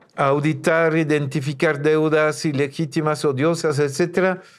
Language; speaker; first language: Spanish; non-native, fluent; French